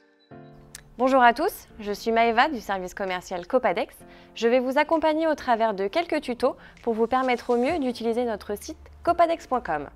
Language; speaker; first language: French; native; French